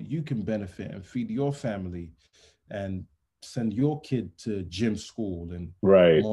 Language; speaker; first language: English; non-native, local second language; Yoruba